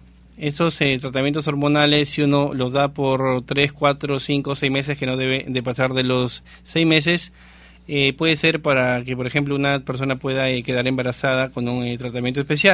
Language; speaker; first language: Spanish; native; Spanish